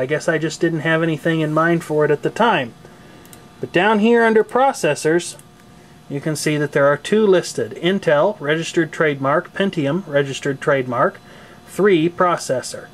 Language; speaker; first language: English; native; English